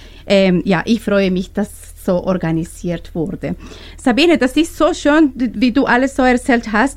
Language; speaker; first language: German; non-native, learner; Spanish